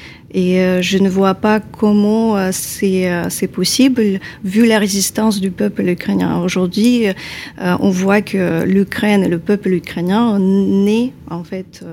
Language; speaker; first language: French; non-native, fluent; Ukrainian